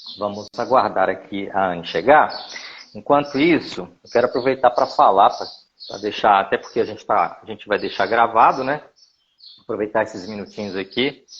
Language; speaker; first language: Portuguese; native; Portuguese